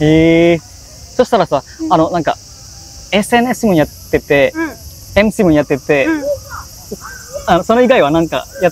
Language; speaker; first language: Japanese; non-native, fluent; Indonesian